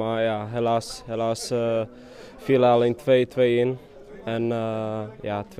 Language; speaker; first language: Dutch; non-native, fluent; Czech